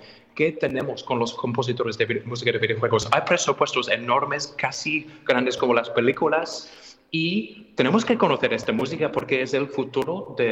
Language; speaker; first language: Spanish; non-native, fluent; English